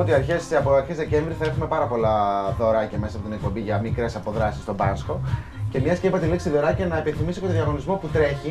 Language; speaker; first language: Greek; native; Greek